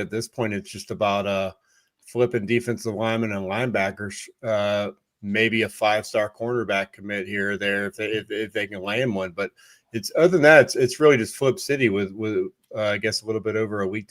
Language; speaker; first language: English; native; English